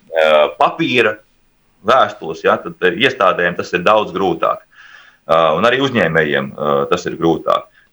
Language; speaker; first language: Latvian; native; Latvian